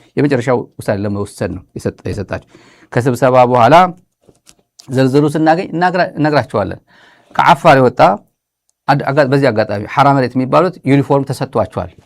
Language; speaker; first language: Amharic; non-native, local second language; Tigrinya